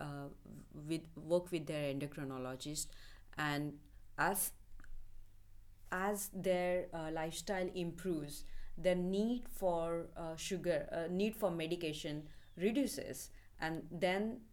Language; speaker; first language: English; non-native, local second language; Marathi